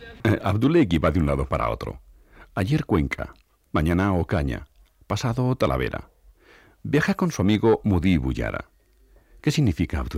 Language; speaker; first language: Spanish; native; Spanish